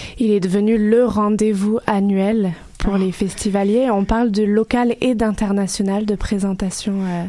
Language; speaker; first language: French; native; French